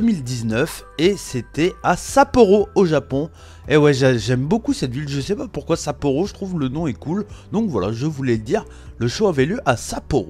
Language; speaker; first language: French; native; French